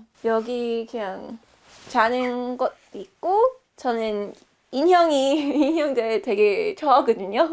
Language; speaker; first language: Korean; non-native, fluent; English